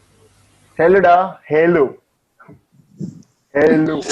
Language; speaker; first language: English; non-native, local second language; Hindi